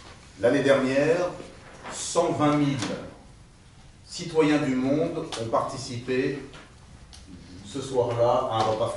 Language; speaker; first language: French; native; French